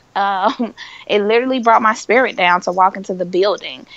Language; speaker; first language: English; native; English